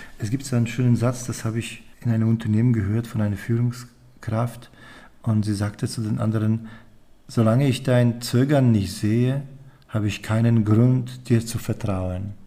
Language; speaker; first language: German; non-native, fluent; Polish